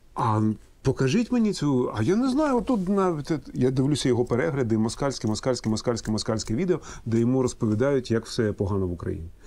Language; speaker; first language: Ukrainian; non-native, local second language; Russian